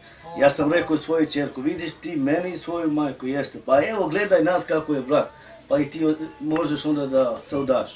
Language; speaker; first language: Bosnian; non-native, local second language; Romany